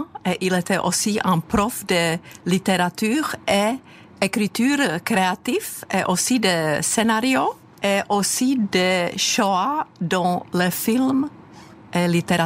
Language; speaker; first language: French; non-native, fluent; Czech